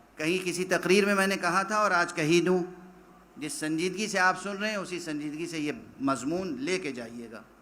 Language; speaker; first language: Urdu; native; Urdu